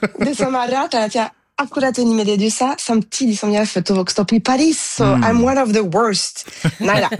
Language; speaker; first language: Norwegian; non-native, fluent; French